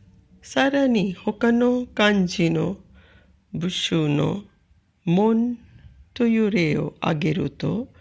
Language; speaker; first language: Japanese; non-native, fluent; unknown